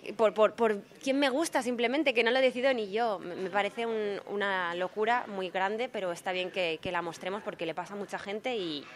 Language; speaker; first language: Spanish; native; Spanish